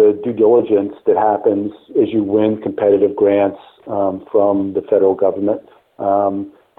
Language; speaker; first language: English; native; English